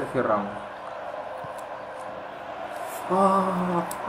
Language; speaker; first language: Spanish; native; Spanish